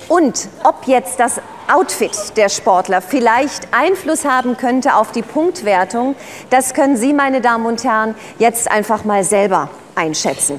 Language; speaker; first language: German; native; German